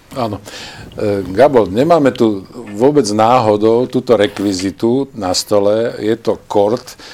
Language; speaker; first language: Slovak; native; Slovak